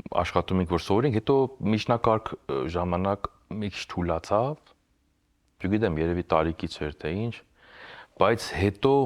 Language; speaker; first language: Armenian; early bilingual, heritage; Armenian